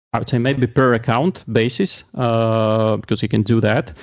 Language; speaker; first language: English; non-native, fluent; Latvian